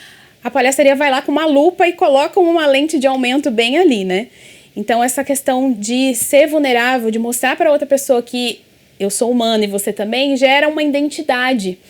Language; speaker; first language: Portuguese; native; Portuguese